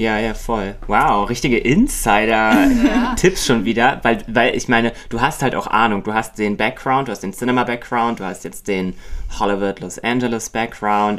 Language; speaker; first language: German; native; German